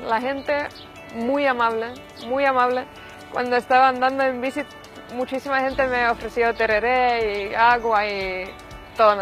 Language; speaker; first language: Spanish; non-native, fluent; Finnish